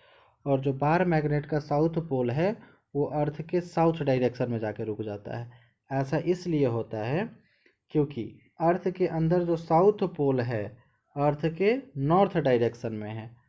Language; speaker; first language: Hindi; native; Hindi